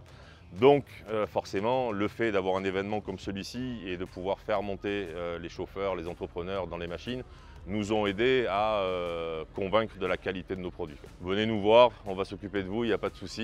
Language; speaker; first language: French; native; French